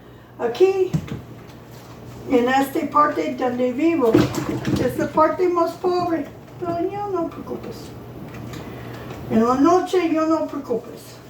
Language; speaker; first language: Spanish; non-native, learner; English